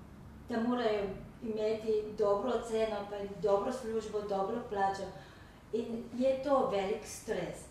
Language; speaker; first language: Slovenian; non-native, learner; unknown